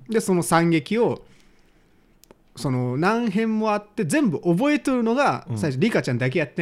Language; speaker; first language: Japanese; native; Japanese